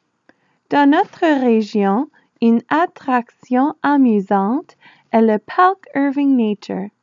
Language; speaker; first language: French; non-native, learner; English